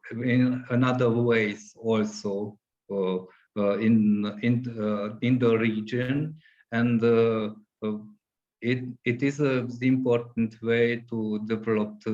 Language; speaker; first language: English; non-native, fluent; Hungarian